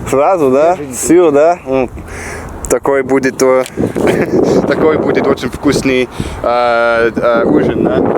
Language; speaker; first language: Russian; non-native, learner; English